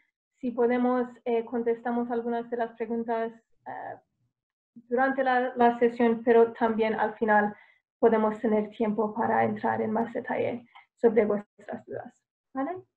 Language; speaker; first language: Spanish; non-native, fluent; English